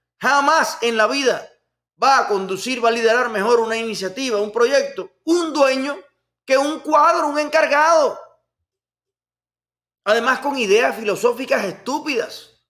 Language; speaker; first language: Spanish; native; Spanish